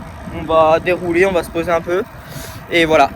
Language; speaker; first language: French; native; French